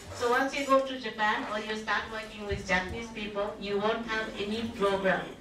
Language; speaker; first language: English; non-native, local second language; Japanese